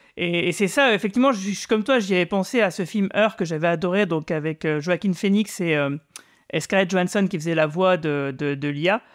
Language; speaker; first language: French; native; French